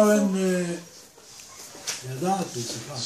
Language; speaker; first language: Hebrew; non-native, fluent; Aramaic